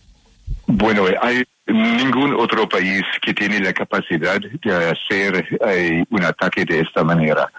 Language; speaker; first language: Spanish; non-native, learner; English